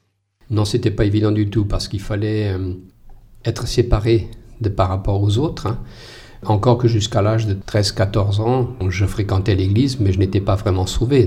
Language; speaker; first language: French; non-native, fluent; Portuguese